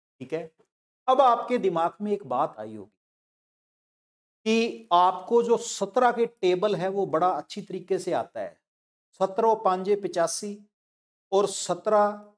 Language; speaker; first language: Hindi; non-native, local second language; Punjabi